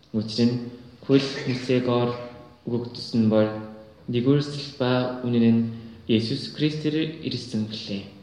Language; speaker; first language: Mongolian; native; Mongolian